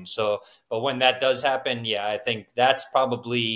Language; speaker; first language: English; native; English